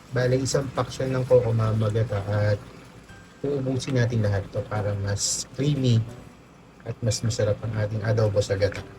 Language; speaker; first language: Filipino; native; Filipino